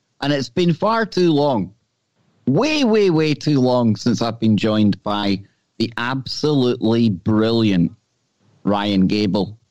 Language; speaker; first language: English; native; English